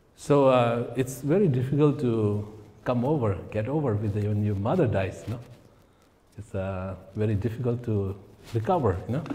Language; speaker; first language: English; non-native, fluent; Tibetan